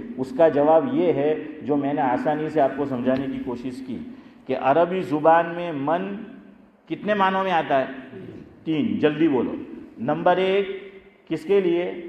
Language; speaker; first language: Urdu; non-native, local second language; Gujarati